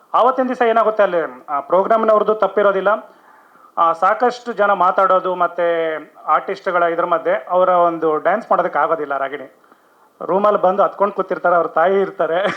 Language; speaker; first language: Kannada; native; Kannada